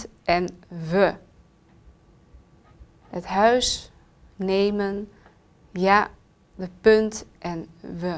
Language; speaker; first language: Dutch; native; Dutch